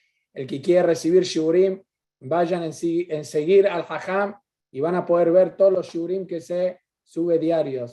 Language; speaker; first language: Spanish; native; Spanish